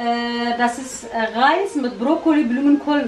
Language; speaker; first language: German; non-native, learner; Kurdish